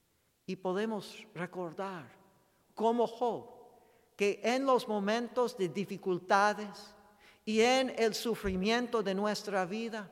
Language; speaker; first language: Spanish; non-native, fluent; English